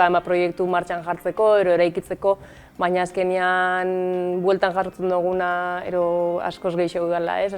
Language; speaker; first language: Basque; native; Basque